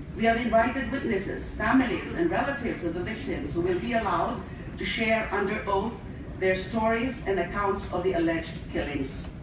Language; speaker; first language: English; non-native, local second language; Filipino